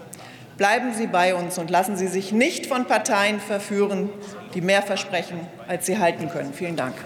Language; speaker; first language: German; native; German